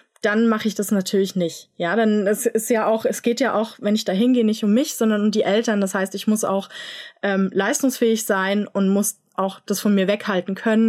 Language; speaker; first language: German; native; German